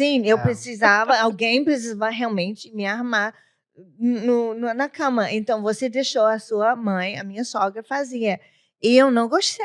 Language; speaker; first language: Portuguese; non-native, learner; English